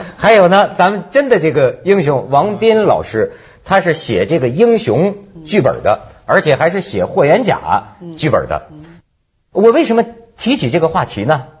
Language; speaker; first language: Chinese; native; Chinese